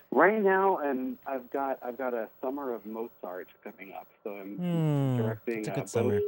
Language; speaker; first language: English; native; English